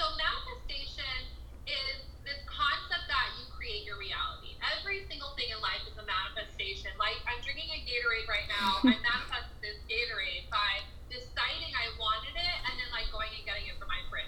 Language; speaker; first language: English; native; English